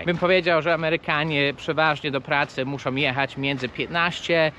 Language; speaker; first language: Polish; non-native, fluent; English